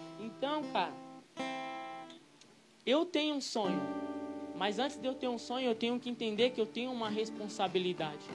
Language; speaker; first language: Portuguese; native; Portuguese